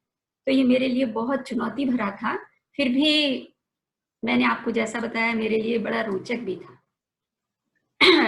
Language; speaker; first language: Hindi; native; Hindi